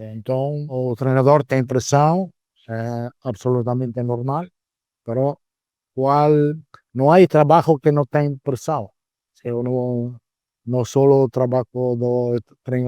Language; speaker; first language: Portuguese; non-native, learner; Italian